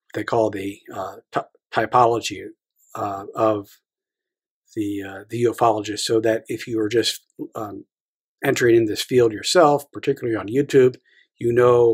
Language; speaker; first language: English; native; English